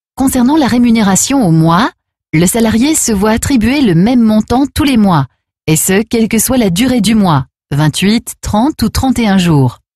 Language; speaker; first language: French; native; French